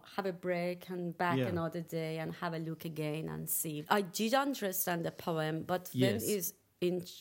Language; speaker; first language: English; non-native, fluent; Persian